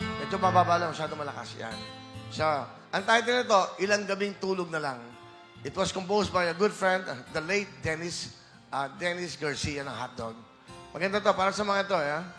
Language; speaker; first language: Filipino; native; Filipino